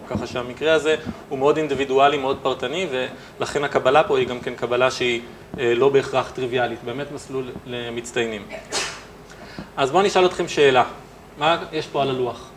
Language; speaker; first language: Hebrew; native; Hebrew